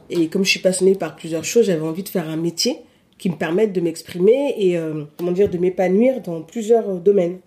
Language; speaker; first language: French; early bilingual, other home language; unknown